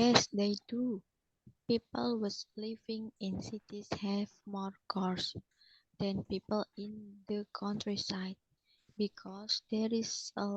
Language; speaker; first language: English; non-native, learner; Indonesian